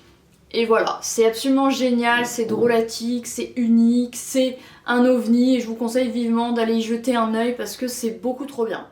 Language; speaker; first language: French; native; French